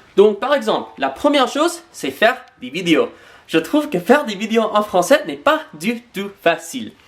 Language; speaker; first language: French; non-native, fluent; English